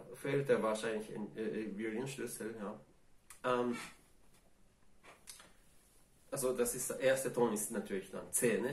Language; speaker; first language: German; non-native, fluent; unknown